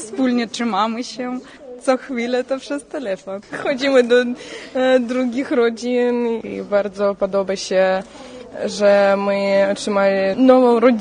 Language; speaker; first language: Polish; non-native, learner; Russian